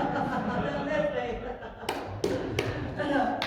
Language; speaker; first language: French; non-native, fluent; Vietnamese